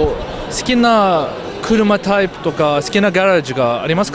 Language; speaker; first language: Japanese; non-native, learner; English